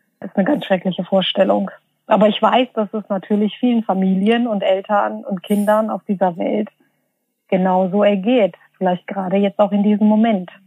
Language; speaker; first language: German; early bilingual, other home language; Bosnian